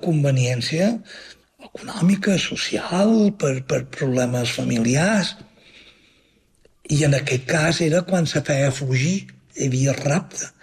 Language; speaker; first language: Catalan; native; Catalan